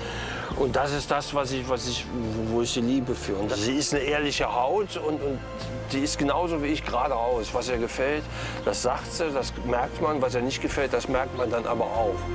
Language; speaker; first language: German; native; German